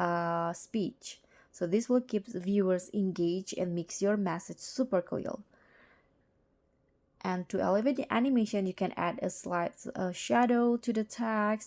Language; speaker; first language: English; non-native, fluent; Indonesian